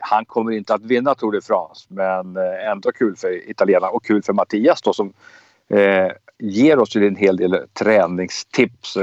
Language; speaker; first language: Swedish; native; Swedish